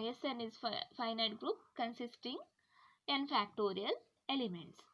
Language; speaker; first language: English; non-native, local second language; Kannada